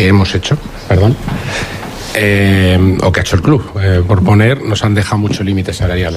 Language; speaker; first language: Spanish; native; Spanish